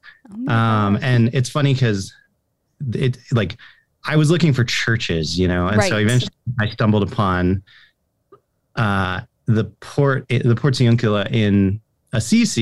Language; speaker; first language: English; native; English